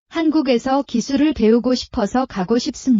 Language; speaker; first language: Korean; non-native, learner; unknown